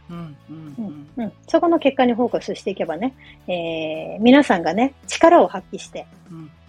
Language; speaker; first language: Japanese; native; Japanese